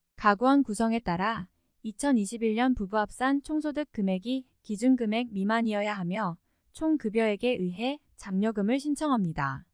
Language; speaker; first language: Korean; native; Korean